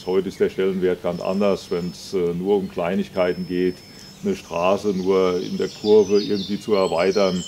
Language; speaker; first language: German; native; German